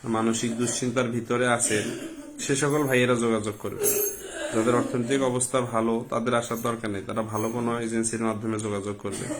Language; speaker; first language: Bangla; native; Bangla